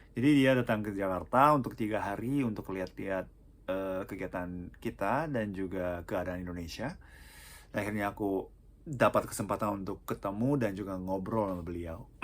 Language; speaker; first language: Indonesian; non-native, fluent; Japanese